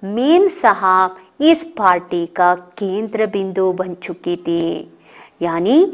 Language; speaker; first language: Hindi; non-native, local second language; Kannada